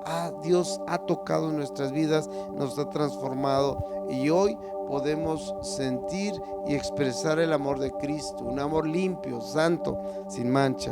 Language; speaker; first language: Spanish; native; Spanish